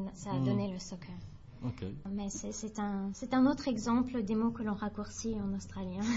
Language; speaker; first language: French; native; French